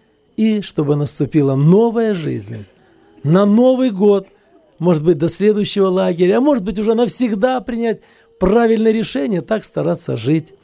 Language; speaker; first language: Russian; native; Russian